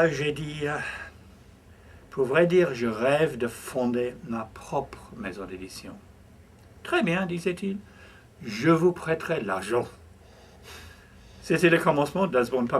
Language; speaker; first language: French; non-native, fluent; English